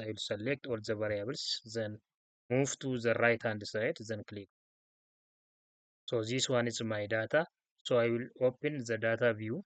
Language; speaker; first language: English; non-native, local second language; Oromo